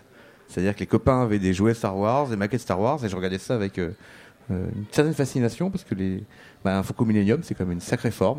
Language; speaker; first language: French; native; French